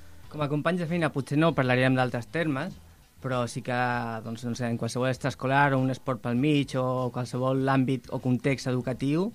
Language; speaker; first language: Catalan; native; Catalan